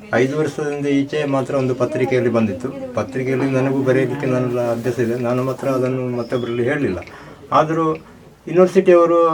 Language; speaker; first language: Kannada; non-native, local second language; Malayalam